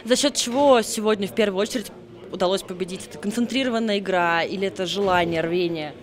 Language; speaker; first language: Russian; native; Russian